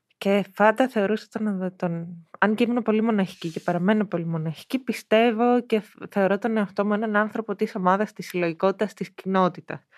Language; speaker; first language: Greek; early bilingual, heritage; Greek